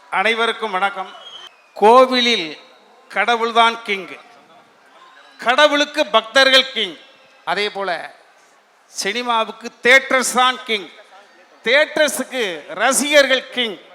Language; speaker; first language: Tamil; native; Tamil